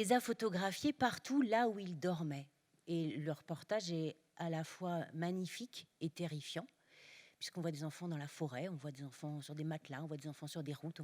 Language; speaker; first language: French; native; French